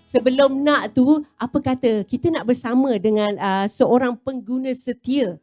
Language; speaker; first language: Malay; native; Malay